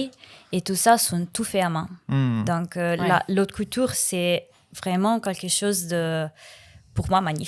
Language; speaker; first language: French; non-native, learner; Italian